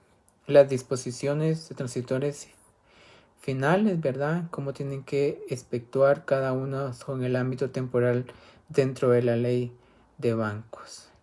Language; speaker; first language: Spanish; native; Spanish